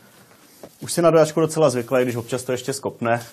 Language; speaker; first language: Czech; native; Czech